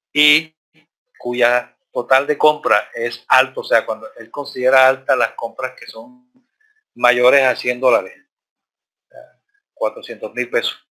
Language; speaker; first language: Spanish; native; Spanish